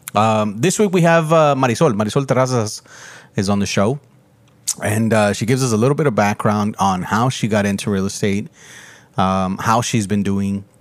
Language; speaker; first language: English; early bilingual, other home language; Spanish